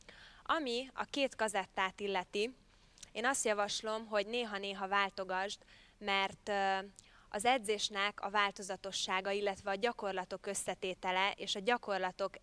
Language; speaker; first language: Hungarian; native; Hungarian